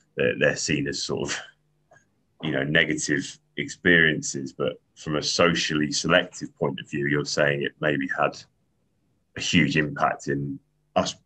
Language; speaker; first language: English; native; English